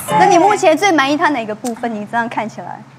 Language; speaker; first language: Chinese; native; Chinese